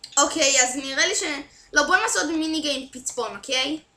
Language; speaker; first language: Hebrew; native; Hebrew